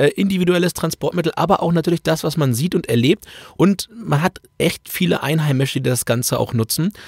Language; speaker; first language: German; native; German